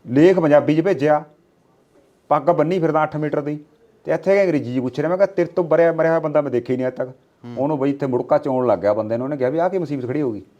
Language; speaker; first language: Punjabi; native; Punjabi